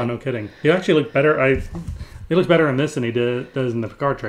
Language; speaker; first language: English; native; English